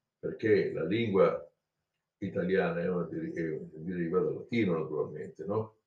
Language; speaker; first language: Italian; native; Italian